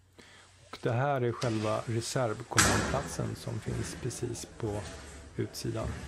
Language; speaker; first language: Swedish; native; Swedish